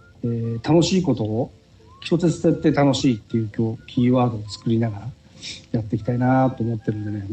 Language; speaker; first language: Japanese; native; Japanese